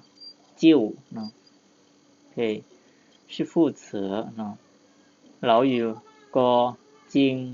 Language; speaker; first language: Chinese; non-native, fluent; Lao